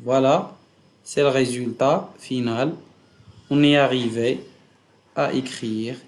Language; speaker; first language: French; non-native, local second language; Arabic